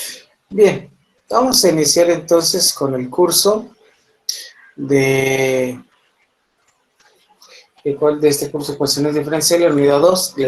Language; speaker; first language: Spanish; native; Spanish